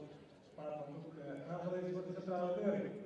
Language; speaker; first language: Dutch; native; Dutch